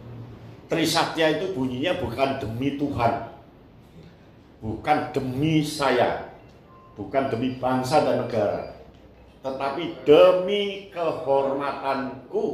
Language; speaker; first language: Indonesian; native; Indonesian